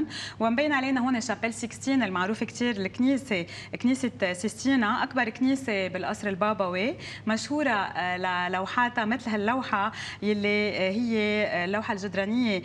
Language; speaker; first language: Arabic; native; Arabic